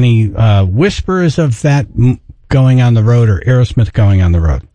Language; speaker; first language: English; native; English